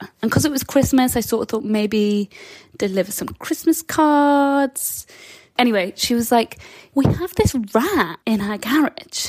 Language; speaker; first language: English; native; English